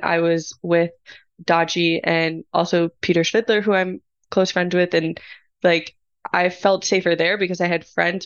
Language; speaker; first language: English; native; English